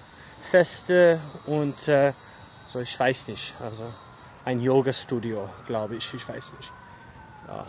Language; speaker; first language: German; non-native, fluent; English